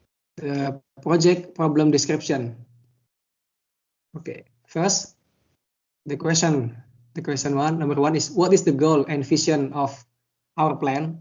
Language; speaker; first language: English; non-native, learner; Indonesian